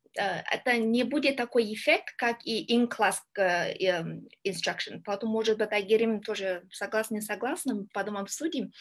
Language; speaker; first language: Russian; non-native, learner; Kyrgyz